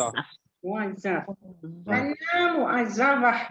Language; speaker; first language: Arabic; non-native, learner; Malay